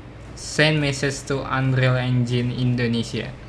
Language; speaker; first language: English; non-native, learner; Indonesian